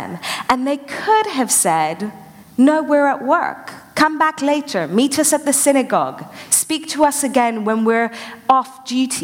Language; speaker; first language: English; native; English